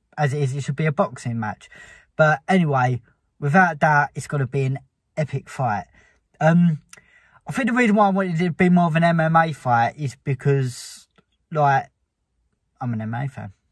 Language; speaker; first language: English; native; English